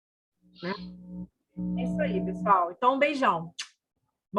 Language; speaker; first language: Portuguese; native; Portuguese